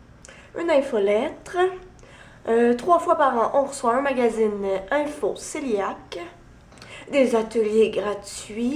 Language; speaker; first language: French; native; French